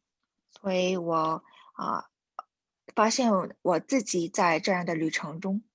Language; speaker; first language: Chinese; non-native, fluent; Korean